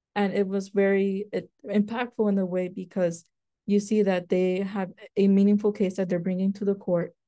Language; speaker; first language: English; native; English